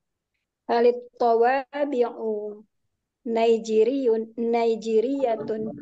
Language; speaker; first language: Arabic; non-native, learner; Indonesian